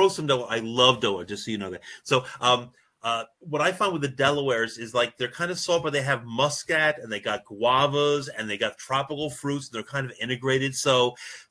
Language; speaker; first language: English; native; English